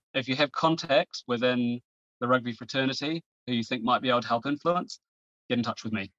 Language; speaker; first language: English; native; English